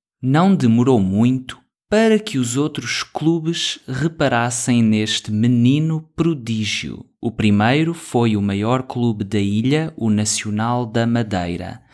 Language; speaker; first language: Portuguese; non-native, fluent; English